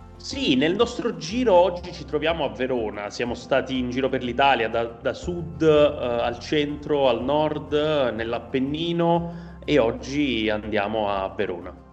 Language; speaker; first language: Italian; native; Italian